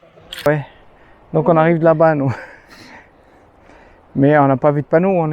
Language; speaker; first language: French; native; French